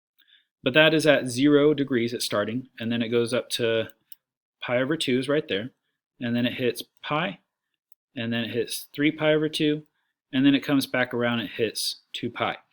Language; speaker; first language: English; native; English